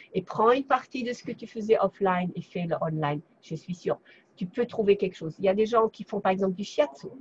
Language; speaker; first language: French; non-native, fluent; German